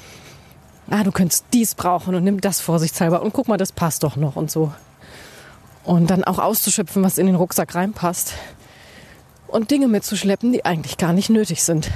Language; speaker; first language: German; native; German